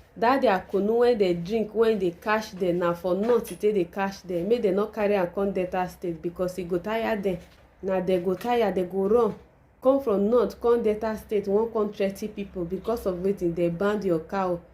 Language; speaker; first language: Nigerian Pidgin; non-native, local second language; Igbo